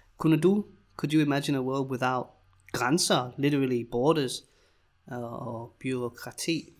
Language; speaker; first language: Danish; native; Danish